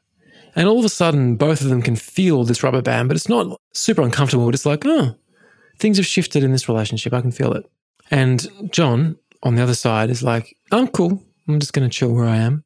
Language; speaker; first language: English; native; English